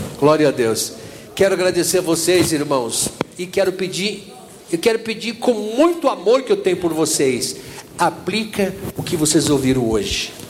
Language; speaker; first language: Portuguese; native; Portuguese